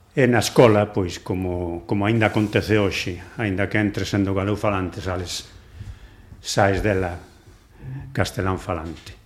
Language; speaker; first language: Galician; non-native, local second language; Spanish